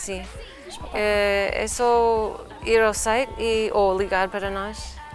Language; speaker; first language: Portuguese; non-native, fluent; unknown